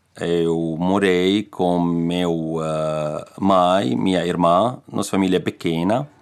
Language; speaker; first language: Portuguese; non-native, learner; Arabic